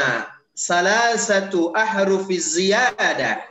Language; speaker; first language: Arabic; non-native, fluent; Indonesian